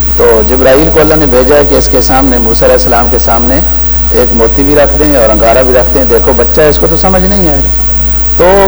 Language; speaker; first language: Urdu; native; Urdu